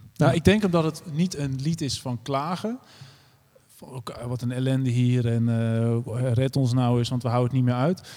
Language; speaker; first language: Dutch; native; Dutch